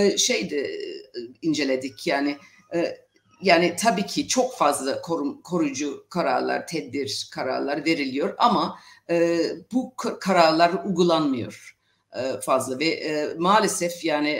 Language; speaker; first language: Turkish; non-native, fluent; English